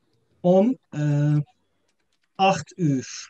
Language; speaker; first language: Dutch; non-native, learner; Turkish